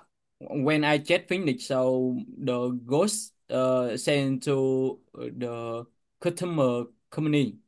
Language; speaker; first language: English; non-native, learner; Vietnamese